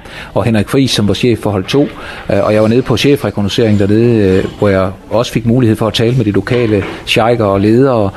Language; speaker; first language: Danish; native; Danish